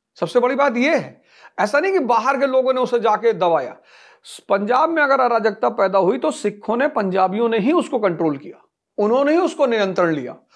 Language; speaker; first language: Hindi; native; Hindi